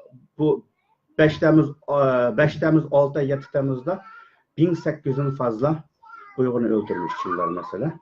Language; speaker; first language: Turkish; non-native, learner; Uyghur